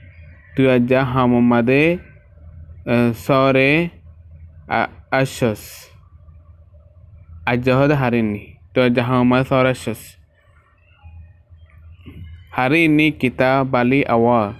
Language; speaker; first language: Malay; non-native, learner; Rohingya